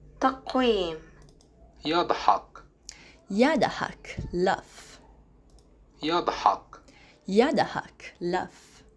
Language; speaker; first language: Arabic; non-native, learner; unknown